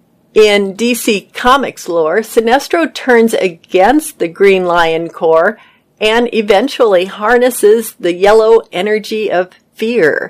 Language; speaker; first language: English; native; English